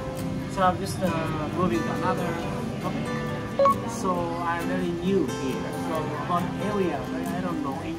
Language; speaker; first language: English; non-native, learner; Japanese